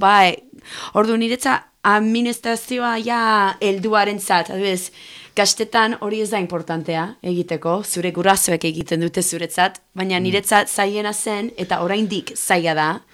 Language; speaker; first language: Basque; non-native, learner; Spanish